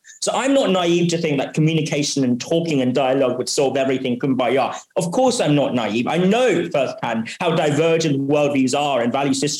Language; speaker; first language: English; non-native, local second language; Cantonese